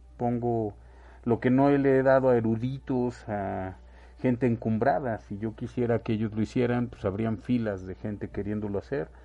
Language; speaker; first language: Spanish; native; Spanish